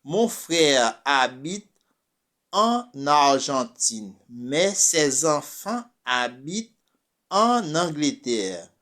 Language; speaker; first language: French; non-native, fluent; Spanish